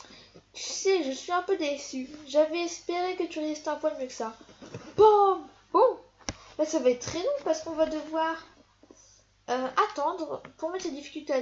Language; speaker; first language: French; native; French